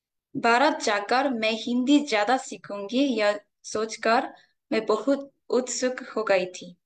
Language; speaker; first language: Hindi; non-native, fluent; Korean